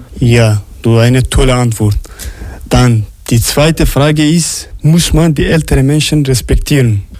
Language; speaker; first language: German; non-native, learner; Arabic